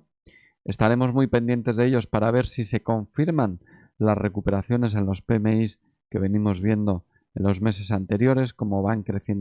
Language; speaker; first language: Spanish; native; Spanish